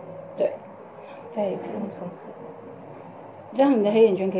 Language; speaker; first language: Chinese; native; Chinese